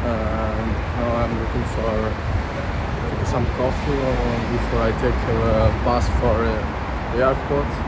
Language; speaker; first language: English; non-native, learner; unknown